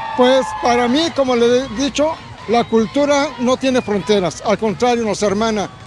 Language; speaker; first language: Spanish; native; Spanish